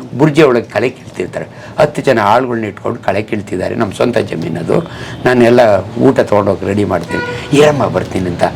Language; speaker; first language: Kannada; native; Kannada